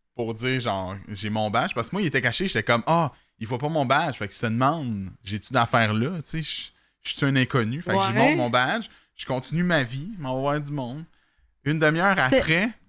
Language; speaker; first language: French; native; French